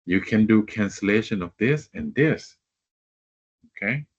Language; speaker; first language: English; non-native, fluent; Thai